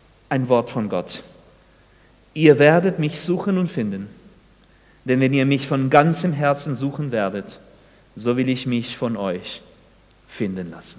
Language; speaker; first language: German; non-native, fluent; Spanish